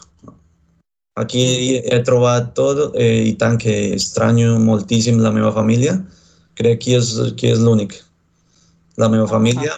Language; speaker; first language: Catalan; non-native, learner; Spanish